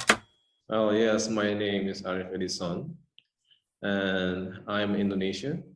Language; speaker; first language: English; non-native, fluent; Indonesian